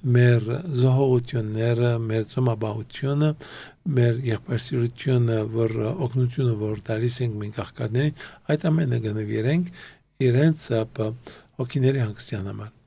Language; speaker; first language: Armenian; early bilingual, heritage; Armenian